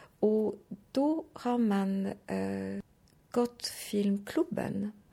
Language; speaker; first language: Swedish; non-native, fluent; French